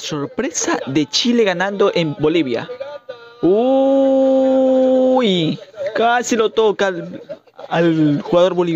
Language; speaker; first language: Spanish; native; Spanish